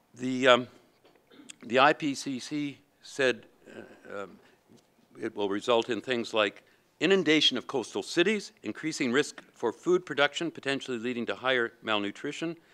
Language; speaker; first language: English; native; English